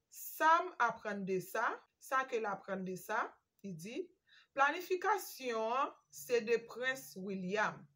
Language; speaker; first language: French; non-native, learner; Haitian Creole